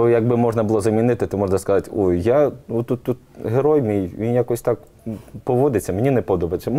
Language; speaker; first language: Ukrainian; native; Ukrainian